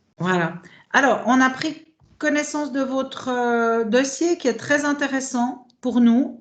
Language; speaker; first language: French; native; French